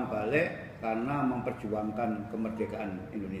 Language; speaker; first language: Indonesian; native; Indonesian